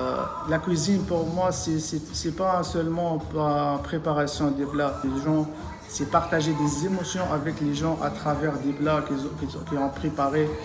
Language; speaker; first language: French; non-native, local second language; Arabic